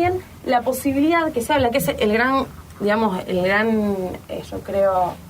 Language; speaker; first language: Spanish; native; Spanish